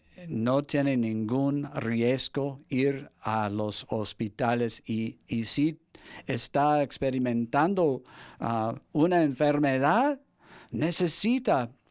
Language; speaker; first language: Spanish; non-native, fluent; English